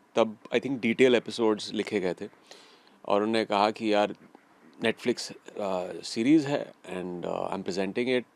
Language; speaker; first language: Hindi; native; Hindi